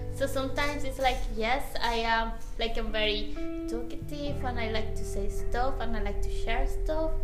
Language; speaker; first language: English; non-native, fluent; Spanish